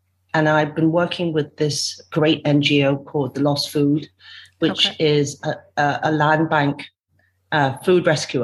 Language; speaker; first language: English; non-native, local second language; Cantonese